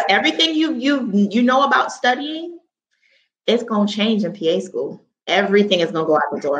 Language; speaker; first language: English; native; English